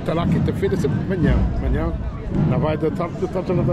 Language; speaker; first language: Portuguese; native; Portuguese